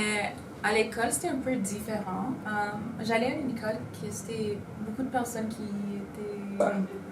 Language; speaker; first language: French; non-native, local second language; Spanish